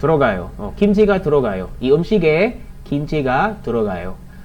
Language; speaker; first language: Korean; non-native, learner; Filipino